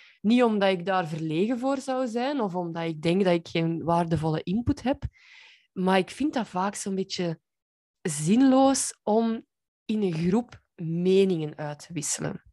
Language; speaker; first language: Dutch; native; Dutch